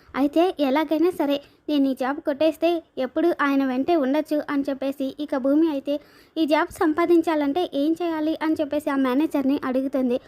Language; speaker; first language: Telugu; native; Telugu